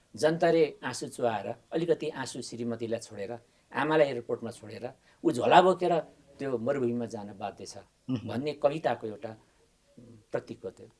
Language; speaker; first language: Nepali; non-native, local second language; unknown